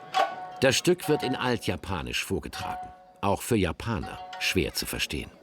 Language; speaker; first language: German; native; German